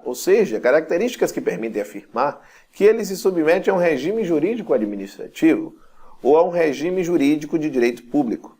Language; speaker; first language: Portuguese; native; Portuguese